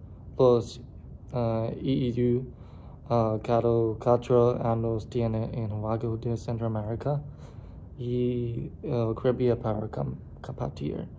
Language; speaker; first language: Spanish; non-native, learner; English